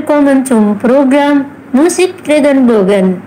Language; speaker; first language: German; non-native, learner; Indonesian